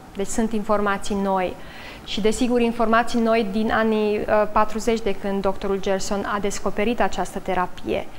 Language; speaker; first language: Romanian; native; Romanian